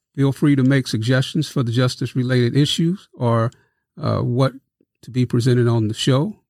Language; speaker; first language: English; native; English